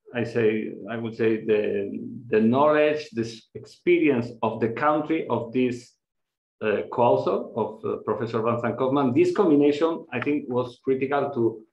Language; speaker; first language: English; non-native, fluent; Spanish